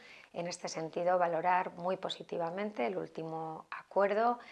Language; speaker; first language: Spanish; native; Spanish